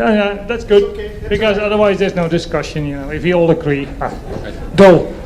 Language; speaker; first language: English; non-native, fluent; Dutch